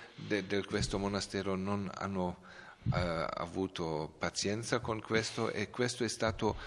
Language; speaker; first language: Italian; non-native, learner; Serbian